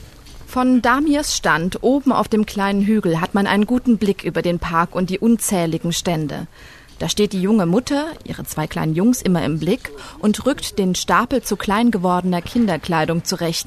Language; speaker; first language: German; native; German